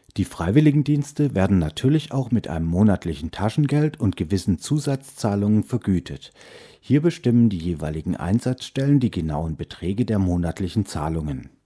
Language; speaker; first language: German; native; German